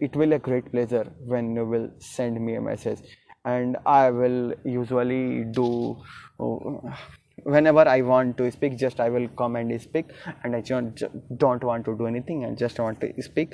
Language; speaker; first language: English; non-native, local second language; Hindi